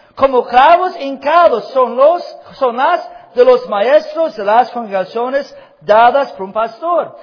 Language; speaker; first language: Spanish; non-native, fluent; English